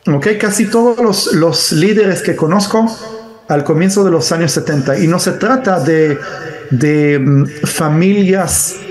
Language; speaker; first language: Spanish; early bilingual, heritage; Hebrew